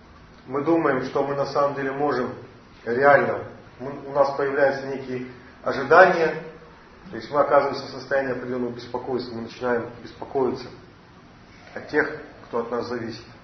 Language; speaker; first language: Russian; native; Russian